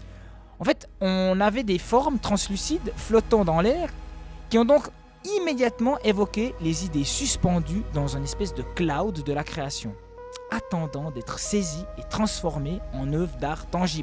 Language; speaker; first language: French; native; French